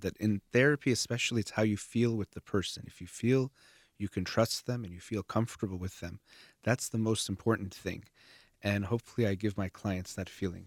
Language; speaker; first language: English; early bilingual, other home language; Persian